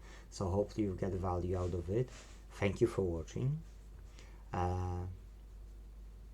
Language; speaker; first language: English; non-native, fluent; Polish